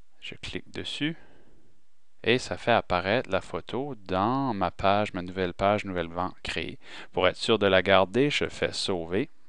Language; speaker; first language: French; native; French